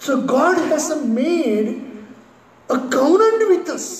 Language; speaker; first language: English; non-native, local second language; Marathi